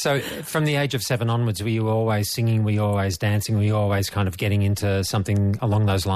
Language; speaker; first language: English; native; English